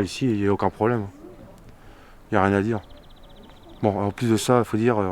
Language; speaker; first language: French; early bilingual, other home language; Portuguese